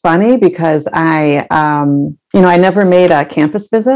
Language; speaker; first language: English; native; English